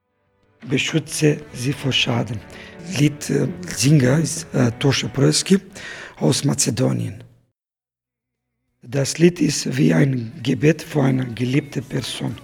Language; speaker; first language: German; non-native, learner; Macedonian